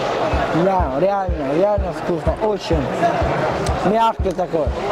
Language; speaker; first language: Russian; non-native, fluent; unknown